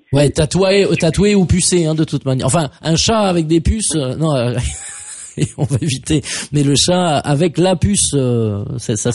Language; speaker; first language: French; native; French